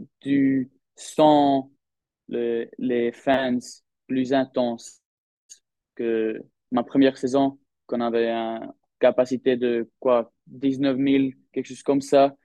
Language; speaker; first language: French; non-native, local second language; German